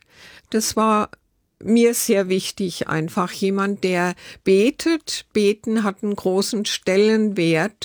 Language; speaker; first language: German; native; German